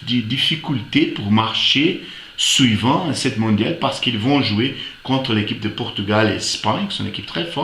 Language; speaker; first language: French; non-native, fluent; Portuguese